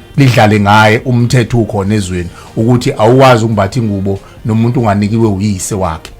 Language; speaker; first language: Zulu; native; Zulu